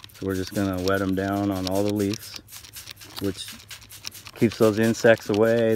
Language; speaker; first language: English; native; English